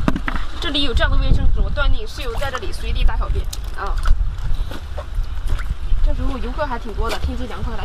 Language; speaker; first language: Chinese; native; Chinese